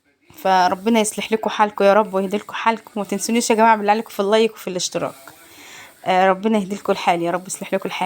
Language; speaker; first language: Arabic; native; Arabic